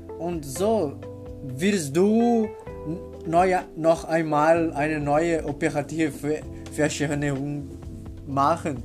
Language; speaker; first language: German; non-native, learner; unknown